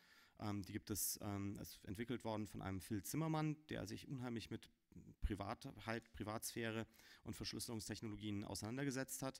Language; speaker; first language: German; native; German